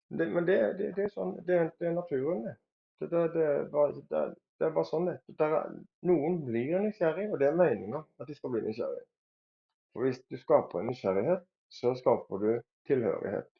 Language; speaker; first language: Norwegian; native; Norwegian